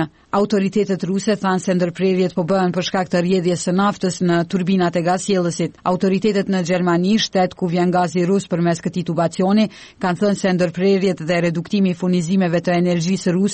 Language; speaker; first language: Albanian; native; Albanian